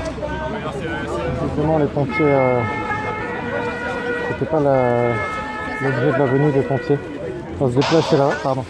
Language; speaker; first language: French; native; French